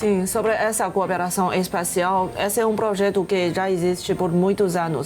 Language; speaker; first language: Portuguese; non-native, fluent; Chinese